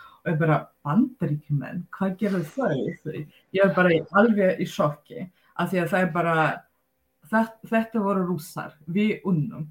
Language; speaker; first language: Icelandic; non-native, fluent; Russian